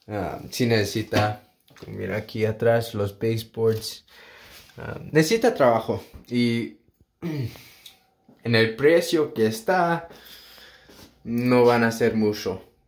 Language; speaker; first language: Spanish; early bilingual, heritage; English